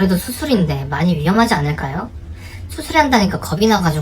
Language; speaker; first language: Korean; native; Korean